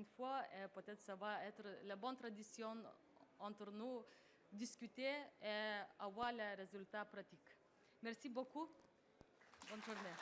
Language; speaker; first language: French; non-native, learner; Lithuanian